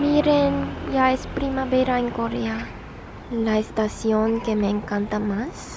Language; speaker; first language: Spanish; non-native, learner; Korean